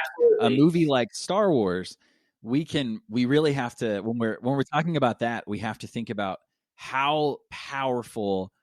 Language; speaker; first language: English; native; English